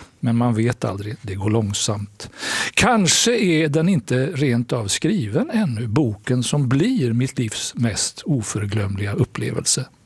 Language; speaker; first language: Swedish; native; Swedish